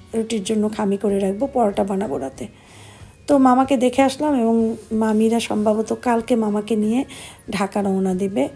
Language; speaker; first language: Bangla; native; Bangla